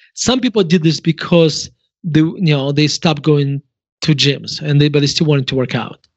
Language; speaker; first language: English; non-native, fluent; Russian